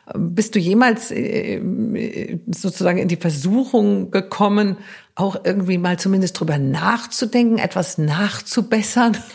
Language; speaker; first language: German; native; German